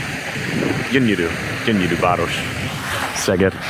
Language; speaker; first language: Hungarian; non-native, learner; English